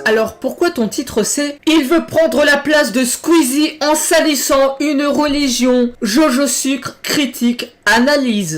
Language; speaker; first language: French; native; French